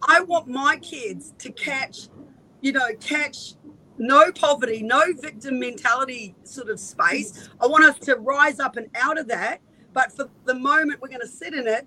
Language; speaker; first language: English; native; English